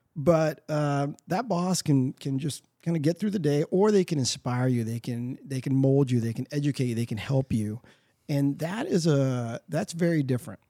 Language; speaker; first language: English; early bilingual, other home language; Spanish